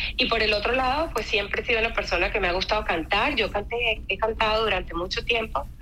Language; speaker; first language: Spanish; native; Spanish